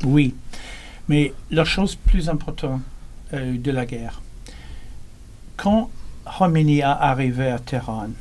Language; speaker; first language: French; non-native, learner; English